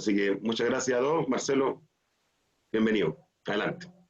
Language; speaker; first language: Spanish; native; Spanish